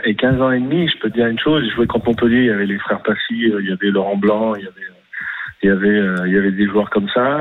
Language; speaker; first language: French; native; French